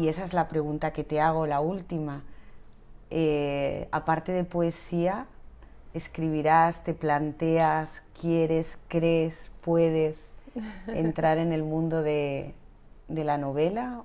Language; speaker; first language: Spanish; native; Spanish